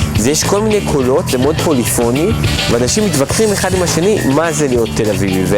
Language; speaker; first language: Hebrew; native; Hebrew